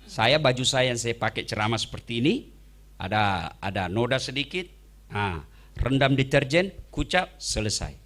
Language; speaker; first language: Indonesian; native; Indonesian